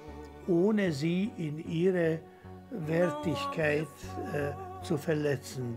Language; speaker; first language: German; non-native, fluent; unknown